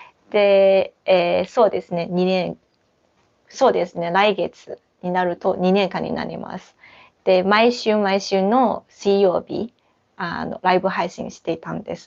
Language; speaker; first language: Japanese; non-native, fluent; Chinese